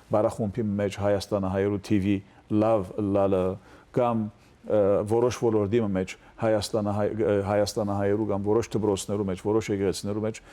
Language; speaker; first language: Armenian; early bilingual, heritage; Armenian